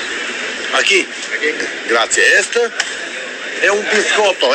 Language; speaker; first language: Italian; non-native, learner; Albanian